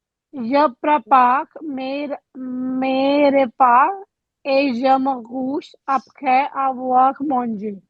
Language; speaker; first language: French; non-native, learner; Punjabi